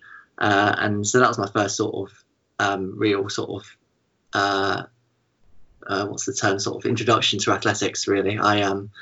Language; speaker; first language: English; native; English